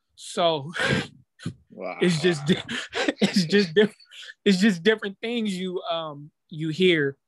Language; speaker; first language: English; native; English